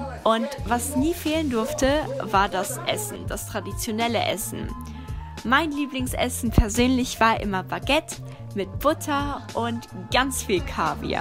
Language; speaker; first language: German; early bilingual, other home language; Russian